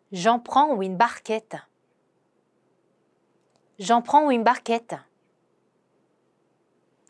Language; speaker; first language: French; non-native, fluent; Korean